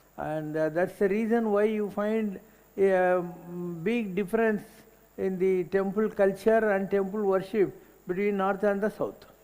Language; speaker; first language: English; non-native, local second language; Tamil